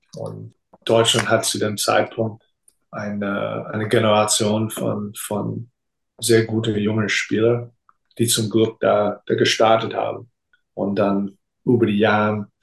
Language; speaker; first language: German; non-native, fluent; English